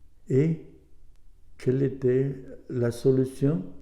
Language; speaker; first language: French; non-native, learner; German